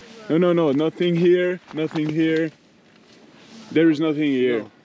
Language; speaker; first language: English; non-native, learner; French